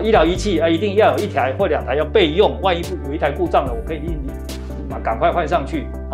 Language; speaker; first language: Chinese; native; Chinese